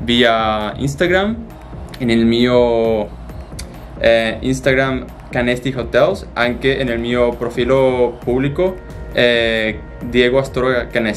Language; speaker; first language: Italian; non-native, learner; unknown